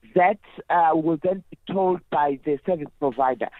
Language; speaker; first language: English; non-native, local second language; Zulu